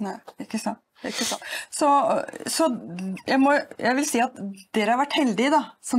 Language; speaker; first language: Norwegian; native; Norwegian